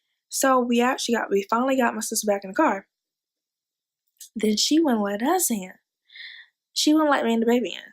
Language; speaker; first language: English; native; English